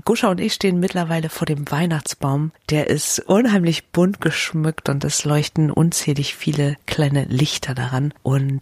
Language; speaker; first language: German; native; German